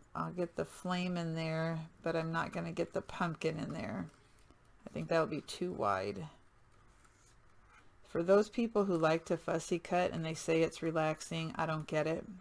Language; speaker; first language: English; native; English